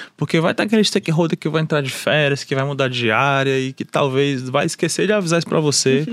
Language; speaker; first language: Portuguese; native; Portuguese